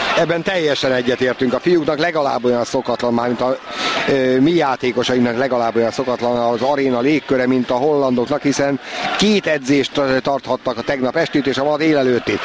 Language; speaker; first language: Hungarian; native; Hungarian